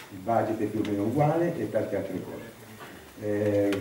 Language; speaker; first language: Italian; early bilingual, heritage; Italian